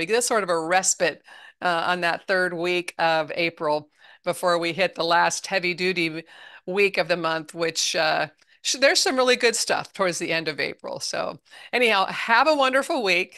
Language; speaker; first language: English; native; English